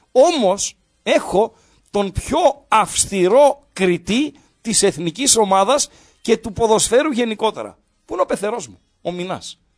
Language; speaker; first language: Greek; native; Greek